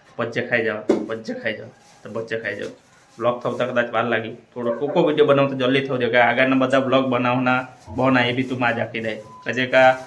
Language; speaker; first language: Gujarati; native; Gujarati